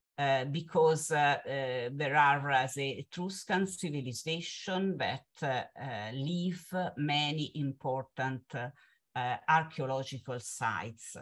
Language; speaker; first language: English; non-native, fluent; Italian